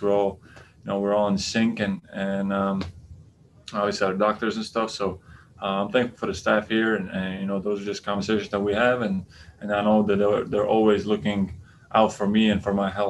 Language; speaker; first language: English; non-native, fluent; Latvian